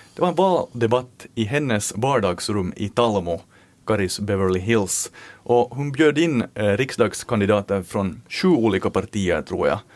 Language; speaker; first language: Swedish; native; Swedish